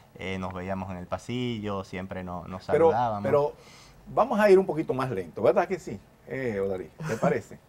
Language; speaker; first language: Spanish; native; Spanish